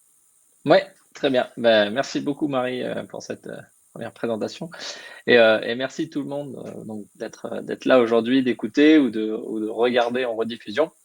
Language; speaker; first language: French; native; French